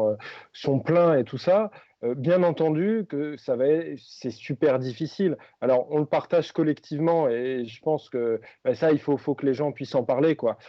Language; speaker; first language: French; native; French